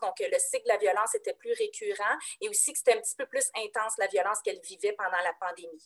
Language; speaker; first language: French; native; French